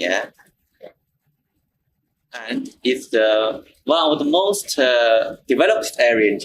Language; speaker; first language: English; non-native, learner; Chinese